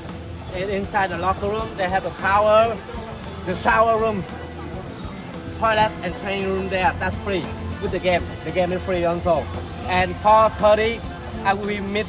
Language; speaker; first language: English; non-native, learner; Vietnamese